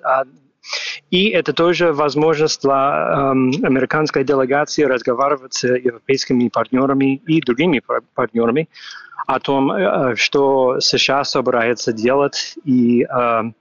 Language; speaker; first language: Russian; non-native, fluent; English